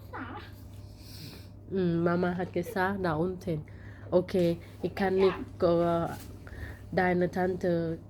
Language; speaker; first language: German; non-native, learner; Thai